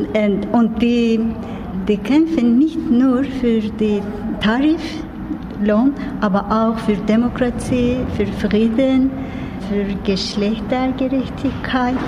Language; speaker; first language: German; non-native, learner; Turkish